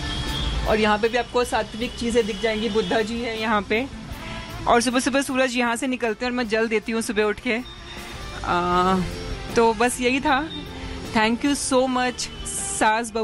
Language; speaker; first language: Hindi; native; Hindi